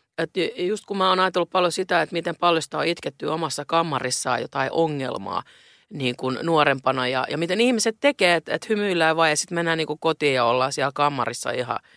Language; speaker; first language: Finnish; non-native, local second language; Swedish